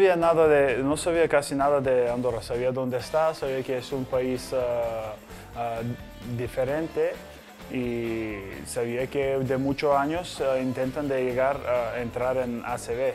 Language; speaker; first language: Spanish; non-native, fluent; Bulgarian